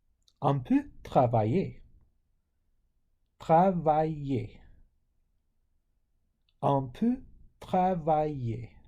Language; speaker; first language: French; non-native, fluent; English